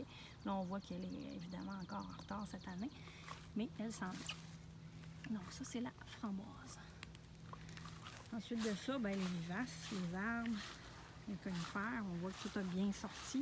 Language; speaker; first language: French; native; French